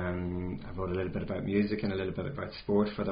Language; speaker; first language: English; native; English